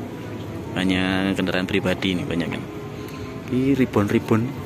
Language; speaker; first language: Indonesian; native; Indonesian